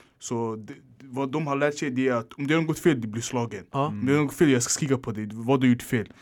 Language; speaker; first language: Swedish; early bilingual, other home language; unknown